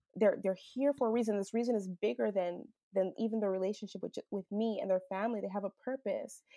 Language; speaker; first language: English; native; English